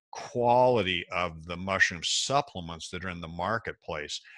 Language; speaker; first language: English; native; English